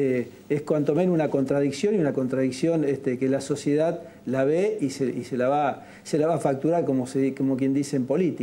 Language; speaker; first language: Spanish; native; Spanish